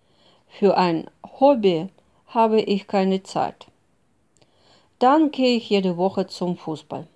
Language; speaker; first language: German; non-native, fluent; Russian